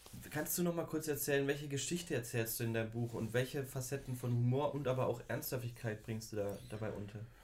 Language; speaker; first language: German; native; German